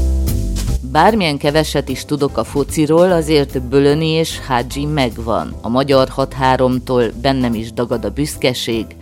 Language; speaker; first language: Hungarian; native; Hungarian